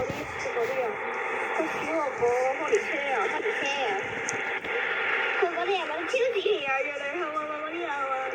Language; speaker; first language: Cantonese; early bilingual, heritage; Cantonese